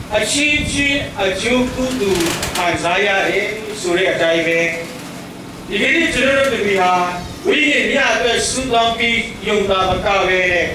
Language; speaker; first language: Burmese; non-native, local second language; Tedim Chin